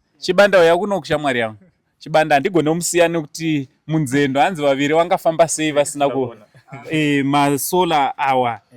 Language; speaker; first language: Shona; native; Shona